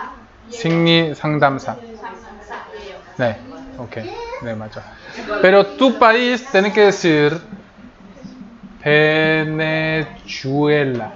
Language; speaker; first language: Spanish; non-native, fluent; Korean